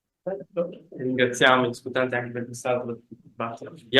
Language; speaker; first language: Italian; native; Italian